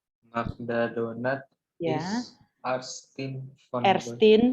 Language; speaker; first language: German; non-native, learner; Indonesian